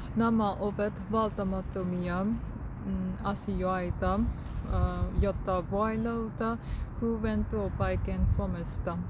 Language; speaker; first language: Finnish; non-native, learner; Burmese